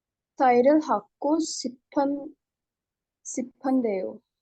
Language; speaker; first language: Korean; non-native, learner; Hindi